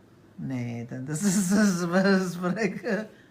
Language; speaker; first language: Dutch; non-native, learner; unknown